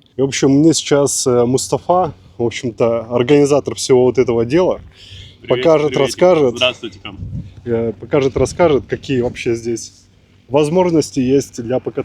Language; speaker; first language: Russian; native; Russian